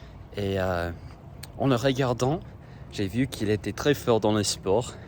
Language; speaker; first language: French; non-native, fluent; English